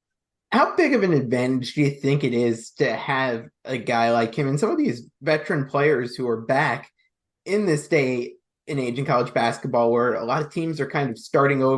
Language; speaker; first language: English; native; English